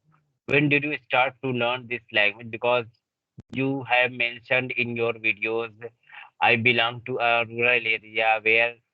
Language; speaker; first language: English; non-native, learner; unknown